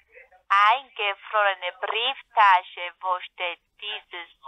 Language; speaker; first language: German; non-native, learner; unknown